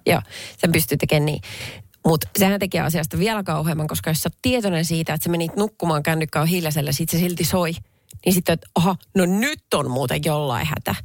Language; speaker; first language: Finnish; native; Finnish